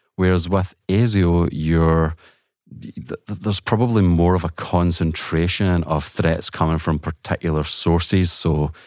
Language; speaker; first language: English; native; English